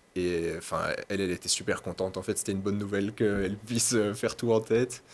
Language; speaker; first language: French; native; French